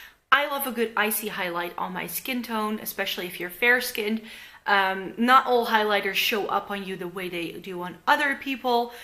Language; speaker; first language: English; non-native, fluent; Dutch